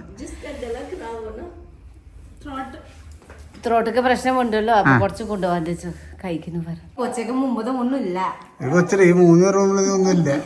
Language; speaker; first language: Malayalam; non-native, learner; Nepali